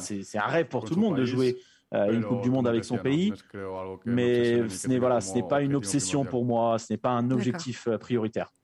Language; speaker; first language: French; non-native, fluent; Spanish